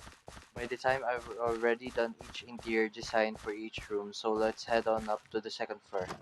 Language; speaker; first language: English; non-native, local second language; Filipino